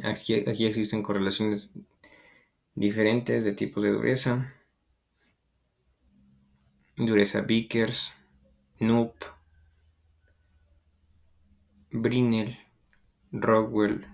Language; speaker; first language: Spanish; native; Spanish